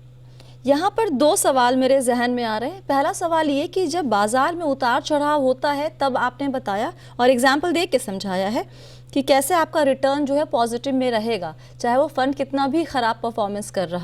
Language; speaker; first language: Hindi; native; Hindi